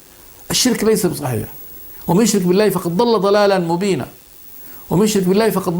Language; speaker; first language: Arabic; native; Arabic